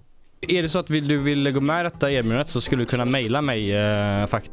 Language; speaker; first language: Swedish; native; Swedish